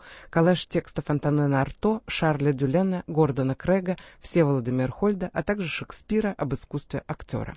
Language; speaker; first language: Russian; native; Russian